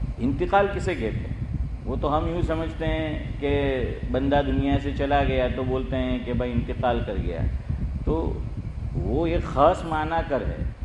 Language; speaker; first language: Urdu; non-native, local second language; Gujarati